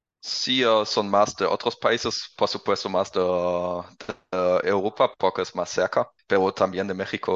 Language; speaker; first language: Spanish; non-native, learner; German